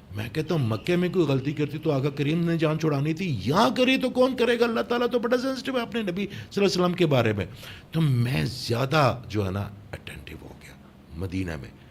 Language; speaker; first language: Urdu; non-native, local second language; Pashto